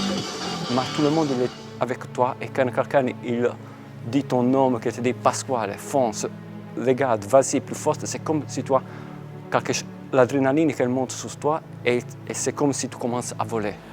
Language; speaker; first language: French; non-native, fluent; Italian